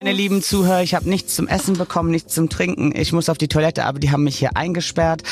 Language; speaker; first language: German; non-native, fluent; English